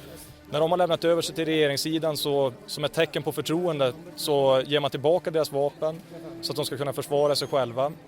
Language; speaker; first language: Swedish; native; Swedish